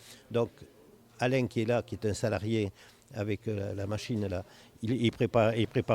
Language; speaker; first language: French; native; French